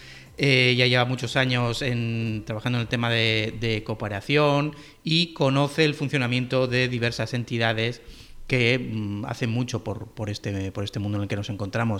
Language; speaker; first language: Spanish; native; Spanish